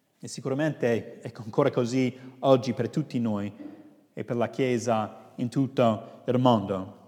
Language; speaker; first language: Italian; non-native, fluent; English